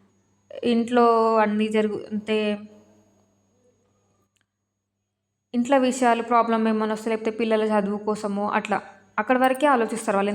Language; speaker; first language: Telugu; native; Telugu